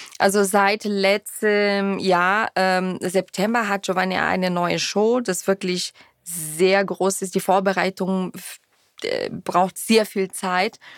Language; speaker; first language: German; non-native, fluent; Portuguese